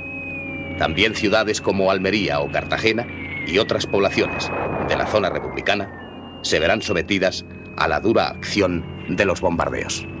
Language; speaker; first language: Spanish; native; Spanish